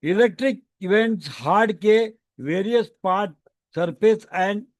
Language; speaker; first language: Hindi; non-native, local second language; Marathi